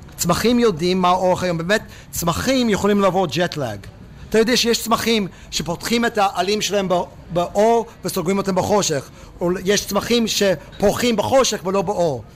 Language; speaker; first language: Hebrew; non-native, fluent; English